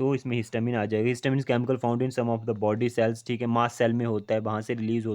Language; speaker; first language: Hindi; native; Hindi